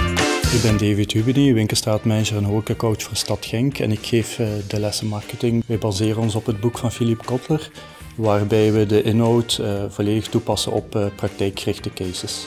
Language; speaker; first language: Dutch; native; Dutch